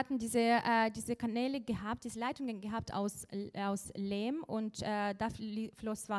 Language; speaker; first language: German; non-native, fluent; Russian